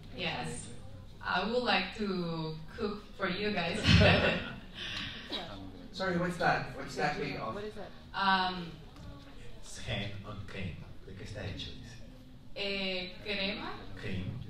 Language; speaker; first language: English; non-native, fluent; Spanish